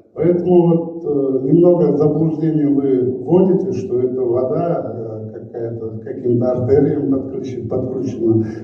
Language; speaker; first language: Russian; non-native, local second language; Kazakh